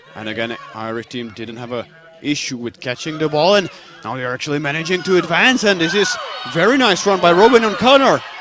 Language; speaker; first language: English; non-native, fluent; Czech